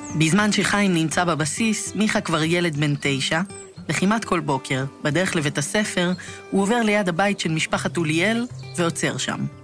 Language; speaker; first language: Hebrew; native; Hebrew